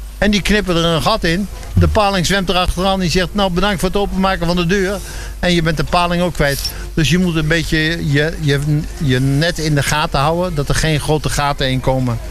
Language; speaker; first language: Dutch; native; Dutch